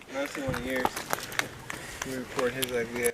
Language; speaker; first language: English; native; English